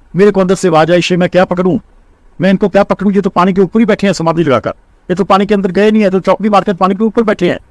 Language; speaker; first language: Hindi; non-native, local second language; Punjabi